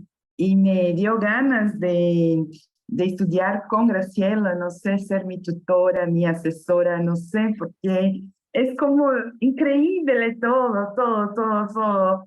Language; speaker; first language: Spanish; non-native, fluent; Portuguese